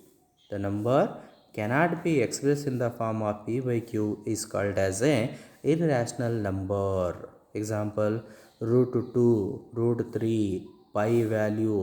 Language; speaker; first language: English; non-native, local second language; Kannada